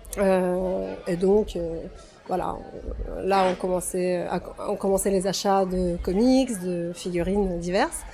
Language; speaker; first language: French; non-native, fluent; Russian